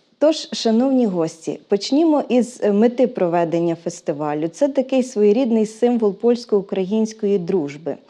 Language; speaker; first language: Ukrainian; native; Ukrainian